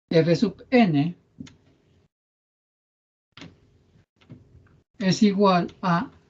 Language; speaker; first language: Spanish; native; Spanish